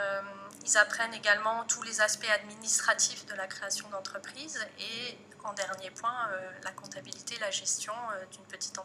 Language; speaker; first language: French; native; French